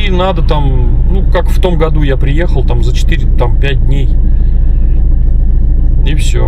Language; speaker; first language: Russian; native; Russian